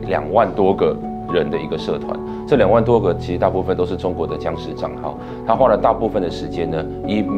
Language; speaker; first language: Chinese; native; Chinese